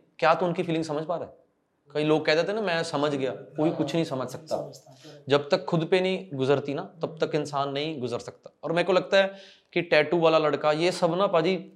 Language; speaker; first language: Hindi; non-native, local second language; Punjabi